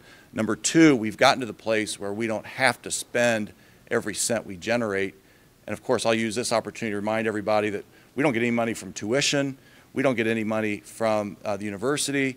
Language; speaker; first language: English; native; English